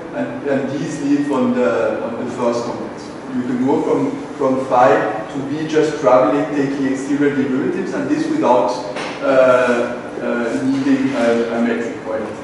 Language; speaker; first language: English; non-native, fluent; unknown